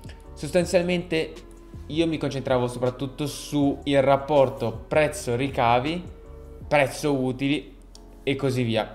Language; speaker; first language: Italian; native; Italian